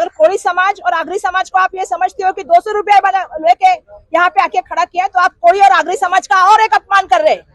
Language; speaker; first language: Hindi; non-native, local second language; Marathi